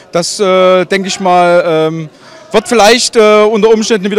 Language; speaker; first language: German; native; German